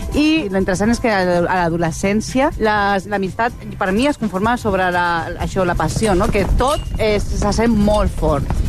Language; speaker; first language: Catalan; non-native, local second language; Spanish